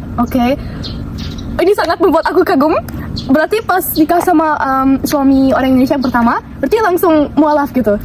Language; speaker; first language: Indonesian; non-native, fluent; Russian